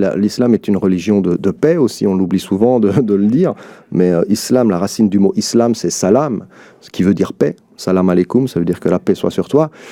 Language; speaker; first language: French; early bilingual, other home language; Arabic